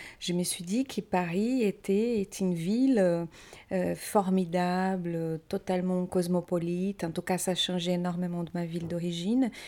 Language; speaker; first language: French; non-native, fluent; Portuguese